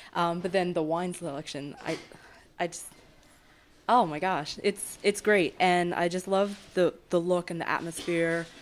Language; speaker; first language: English; native; English